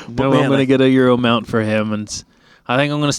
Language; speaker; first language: English; native; English